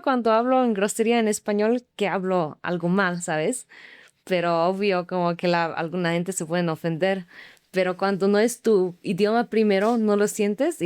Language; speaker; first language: Spanish; non-native, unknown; Slovak